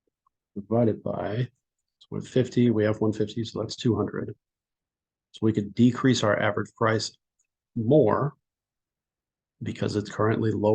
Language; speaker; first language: English; native; English